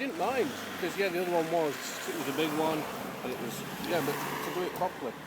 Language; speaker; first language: English; native; English